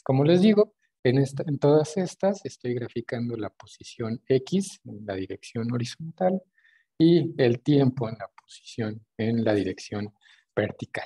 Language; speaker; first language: Spanish; native; Spanish